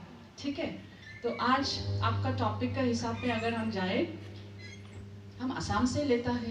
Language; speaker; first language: Hindi; non-native, local second language; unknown